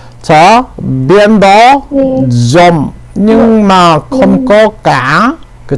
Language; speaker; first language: Vietnamese; non-native, learner; Korean